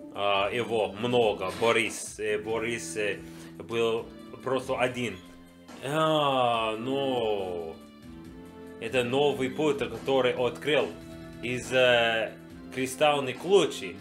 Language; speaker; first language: Russian; non-native, learner; English